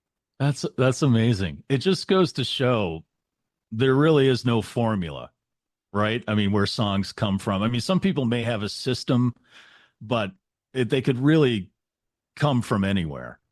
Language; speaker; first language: English; native; English